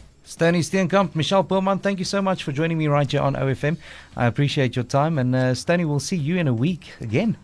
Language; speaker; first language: English; non-native, local second language; Afrikaans